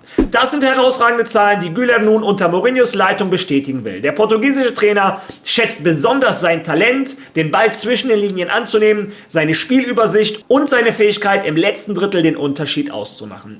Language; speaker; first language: German; native; German